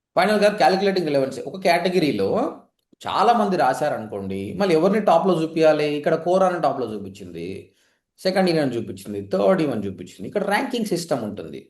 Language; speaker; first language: Telugu; native; Telugu